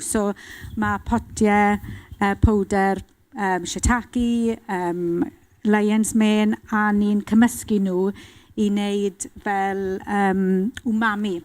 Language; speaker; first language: Welsh; non-native, local second language; English